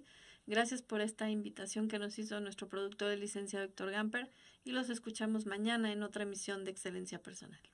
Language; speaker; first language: Spanish; native; Spanish